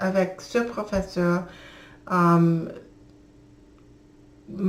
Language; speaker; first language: French; non-native, learner; English